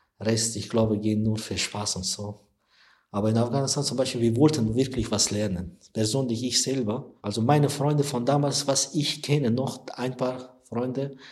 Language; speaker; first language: German; non-native, learner; Persian